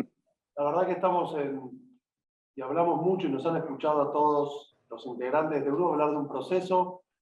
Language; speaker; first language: Spanish; native; Spanish